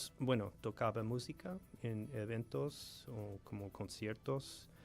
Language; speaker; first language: Spanish; non-native, fluent; English